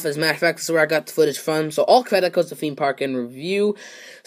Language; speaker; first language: English; native; English